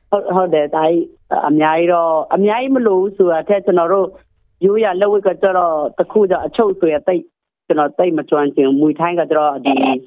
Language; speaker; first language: Burmese; non-native, local second language; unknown